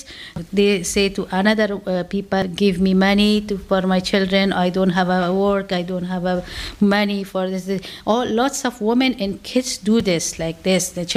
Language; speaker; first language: English; non-native, learner; Persian